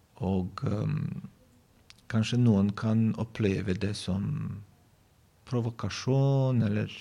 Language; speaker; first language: Norwegian; non-native, fluent; Bosnian